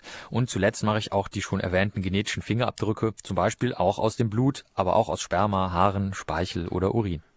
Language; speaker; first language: German; native; German